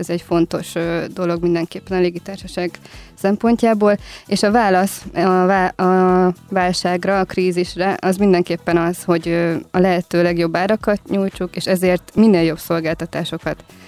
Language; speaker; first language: Hungarian; native; Hungarian